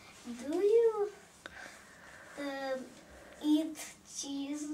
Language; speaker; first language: English; non-native, learner; Russian